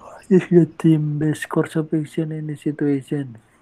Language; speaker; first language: English; non-native, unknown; Indonesian